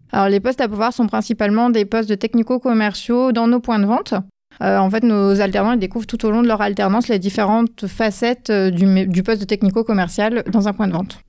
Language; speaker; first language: French; native; French